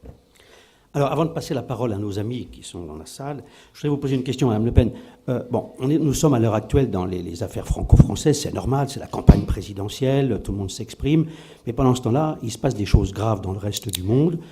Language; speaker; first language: French; native; French